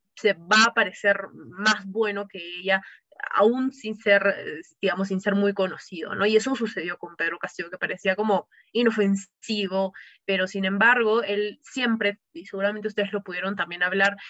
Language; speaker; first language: Spanish; native; Spanish